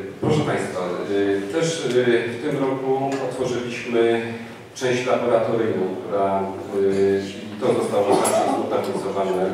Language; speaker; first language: Polish; native; Polish